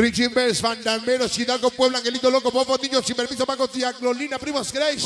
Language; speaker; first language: Spanish; native; Spanish